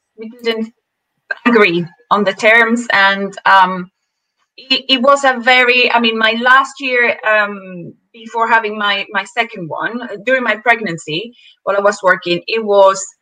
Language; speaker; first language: English; non-native, fluent; Spanish